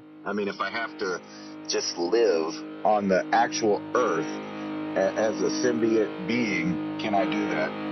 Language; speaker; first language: English; native; English